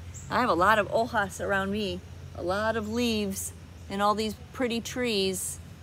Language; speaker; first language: English; native; English